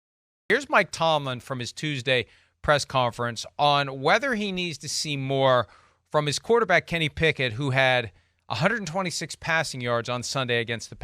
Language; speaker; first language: English; native; English